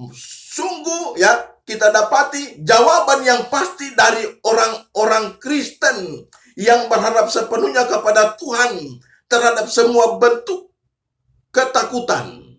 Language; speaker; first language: Indonesian; native; Indonesian